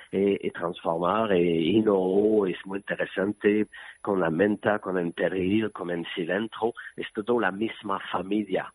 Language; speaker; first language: Spanish; non-native, learner; French